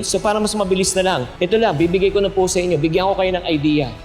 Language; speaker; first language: Filipino; native; Filipino